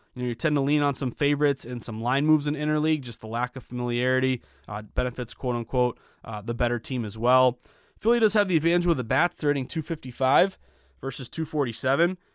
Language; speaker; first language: English; native; English